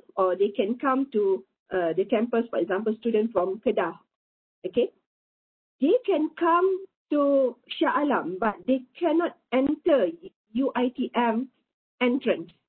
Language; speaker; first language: English; non-native, local second language; Malay